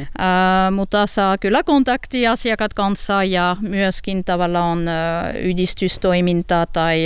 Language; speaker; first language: Finnish; non-native, learner; French